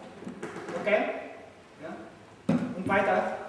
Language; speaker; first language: German; non-native, learner; Vietnamese